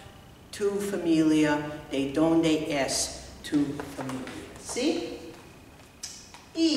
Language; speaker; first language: Spanish; non-native, fluent; English